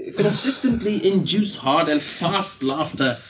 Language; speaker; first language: English; non-native, fluent; Dutch